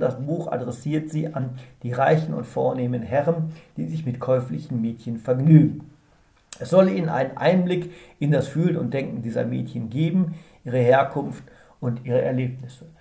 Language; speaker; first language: German; native; German